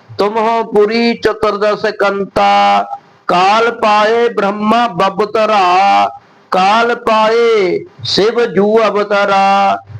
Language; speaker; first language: Hindi; non-native, local second language; Punjabi